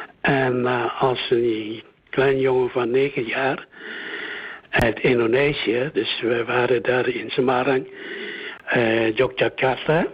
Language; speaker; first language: Dutch; early bilingual, other home language; Indonesian